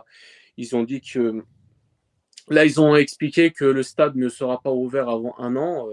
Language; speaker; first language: French; early bilingual, other home language; Persian